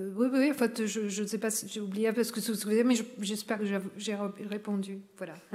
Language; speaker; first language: French; non-native, local second language; Arabic